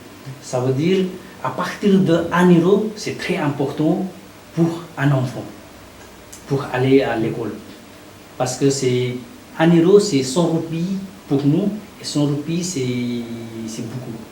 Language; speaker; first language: French; non-native, learner; Nepali